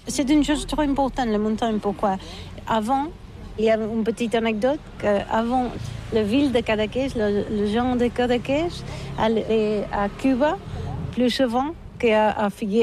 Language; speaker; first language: French; non-native, learner; Catalan